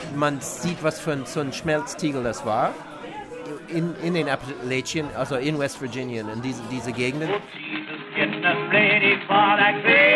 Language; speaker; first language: German; non-native, fluent; English